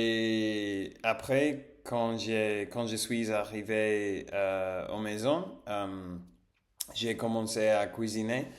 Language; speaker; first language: French; non-native, learner; English